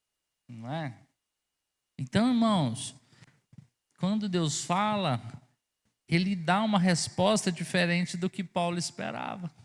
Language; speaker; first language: Portuguese; native; Portuguese